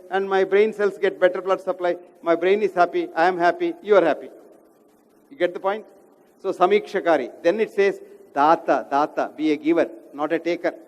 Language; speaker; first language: English; non-native, local second language; Kannada